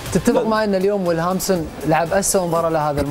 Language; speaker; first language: Arabic; native; Arabic